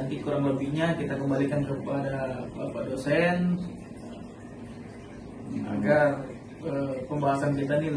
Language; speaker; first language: Indonesian; native; Indonesian